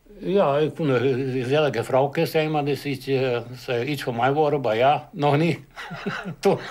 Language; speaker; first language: Dutch; non-native, learner; Polish